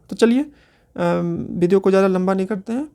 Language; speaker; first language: Hindi; native; Hindi